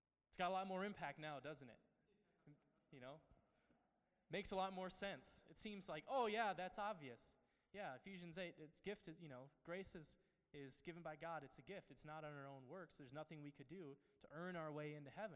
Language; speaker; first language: English; native; English